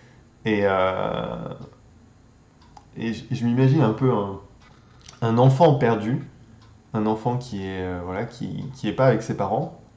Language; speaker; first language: French; native; French